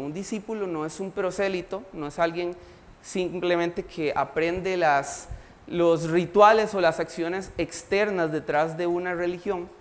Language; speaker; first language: Spanish; native; Spanish